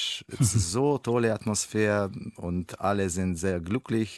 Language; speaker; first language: German; non-native, learner; Russian